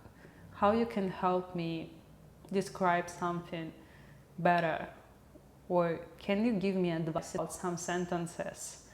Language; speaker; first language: English; non-native, learner; Russian